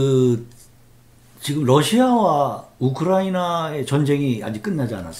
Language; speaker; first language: Korean; native; Korean